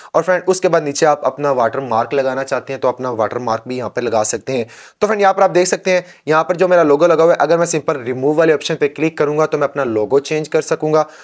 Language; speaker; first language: Urdu; non-native, local second language; Punjabi